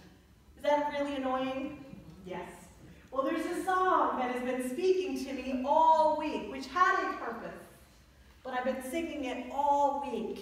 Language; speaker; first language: English; native; English